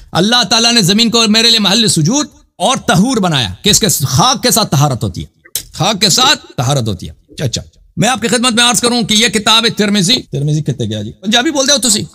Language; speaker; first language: Urdu; non-native, local second language; Punjabi